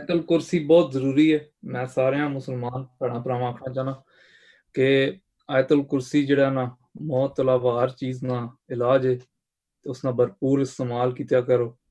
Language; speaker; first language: Punjabi; early bilingual, heritage; Punjabi